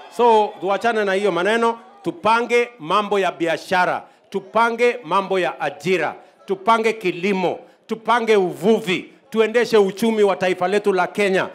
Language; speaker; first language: Swahili; non-native, local second language; Kalenjin